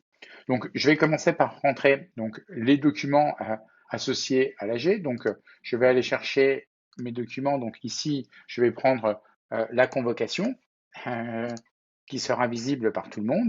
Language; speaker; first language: French; native; French